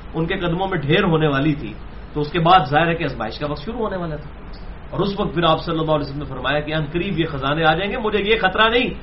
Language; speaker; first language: Urdu; non-native, local second language; Punjabi